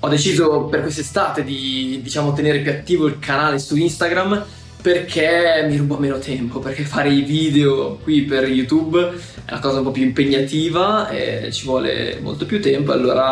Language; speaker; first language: Italian; native; Italian